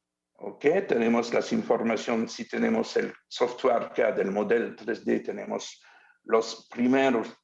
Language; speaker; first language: Spanish; non-native, learner; French